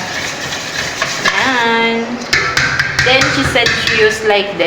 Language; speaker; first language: English; non-native, local second language; Cebuano